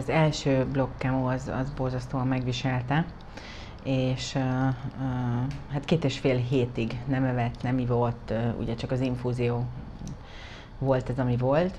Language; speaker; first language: Hungarian; native; Hungarian